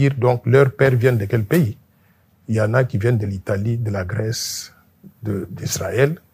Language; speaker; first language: French; non-native, local second language; Luba-Lulua